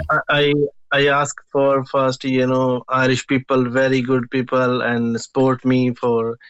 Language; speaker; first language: English; non-native, local second language; Punjabi